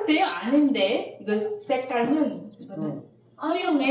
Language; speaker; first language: Korean; non-native, learner; Filipino